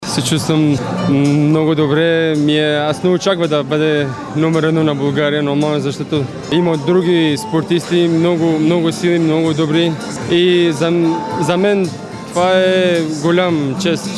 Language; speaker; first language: Bulgarian; non-native, learner; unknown